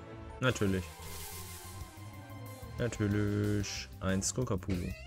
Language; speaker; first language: German; native; German